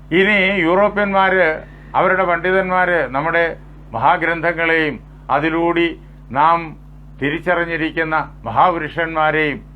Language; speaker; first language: Malayalam; native; Malayalam